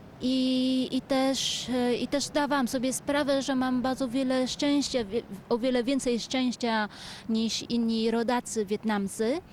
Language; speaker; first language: Polish; non-native, fluent; Vietnamese